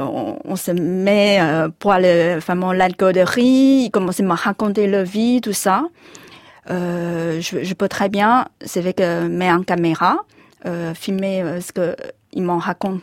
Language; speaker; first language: French; non-native, fluent; Chinese